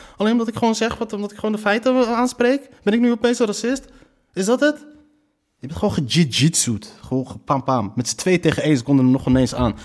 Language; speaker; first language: Dutch; early bilingual, other home language; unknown